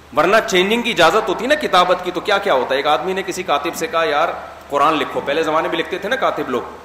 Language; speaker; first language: Urdu; native; Urdu